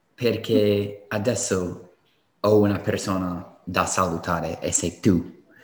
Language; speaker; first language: Italian; non-native, fluent; English